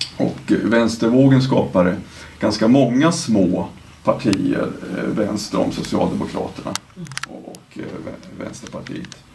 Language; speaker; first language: Swedish; native; Swedish